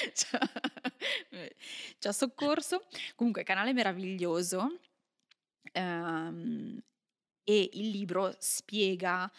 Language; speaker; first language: Italian; native; Italian